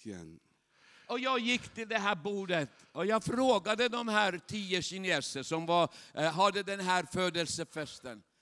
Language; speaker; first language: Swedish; non-native, fluent; Chinese